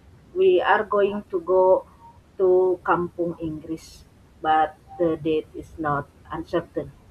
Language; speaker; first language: English; non-native, learner; Indonesian